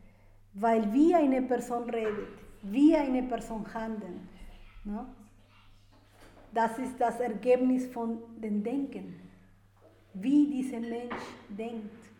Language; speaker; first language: German; non-native, fluent; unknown